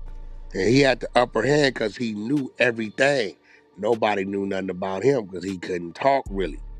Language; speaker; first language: English; native; English